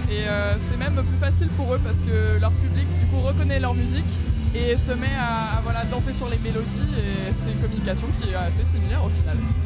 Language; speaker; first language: French; native; French